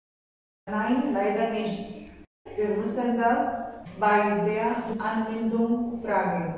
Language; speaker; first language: German; non-native, learner; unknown